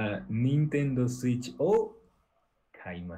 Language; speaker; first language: Japanese; non-native, learner; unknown